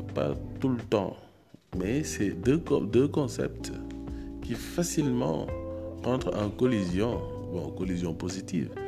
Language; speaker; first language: French; non-native, local second language; Wolof